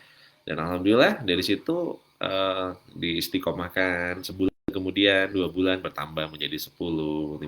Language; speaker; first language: Indonesian; native; Indonesian